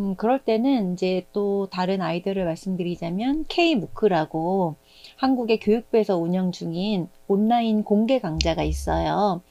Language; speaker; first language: Korean; native; Korean